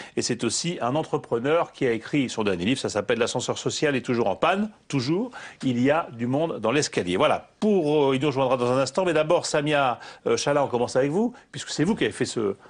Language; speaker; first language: French; native; French